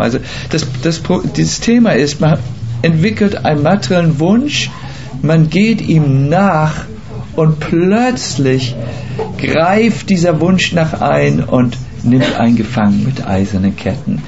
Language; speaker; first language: German; native; German